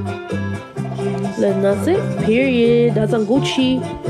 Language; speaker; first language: English; early bilingual, other home language; Spanish